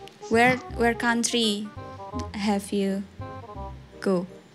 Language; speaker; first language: English; non-native, learner; Indonesian